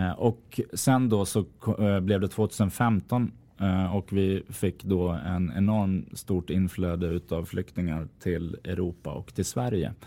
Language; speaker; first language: Swedish; native; Swedish